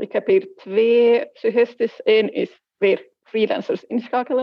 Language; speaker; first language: Dutch; non-native, fluent; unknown